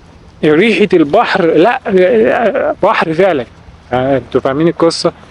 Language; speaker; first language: Arabic; native; Arabic